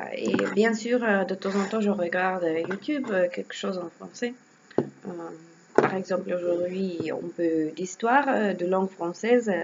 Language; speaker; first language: French; non-native, learner; Russian